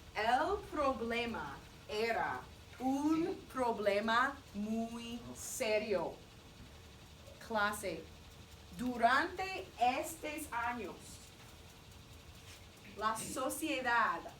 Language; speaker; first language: Spanish; non-native, fluent; English